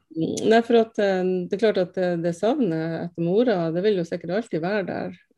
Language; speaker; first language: Norwegian; native; Norwegian